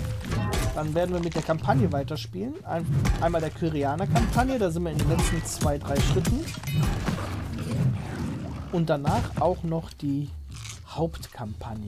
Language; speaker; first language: German; native; German